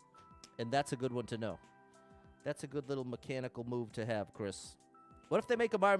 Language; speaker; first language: English; native; English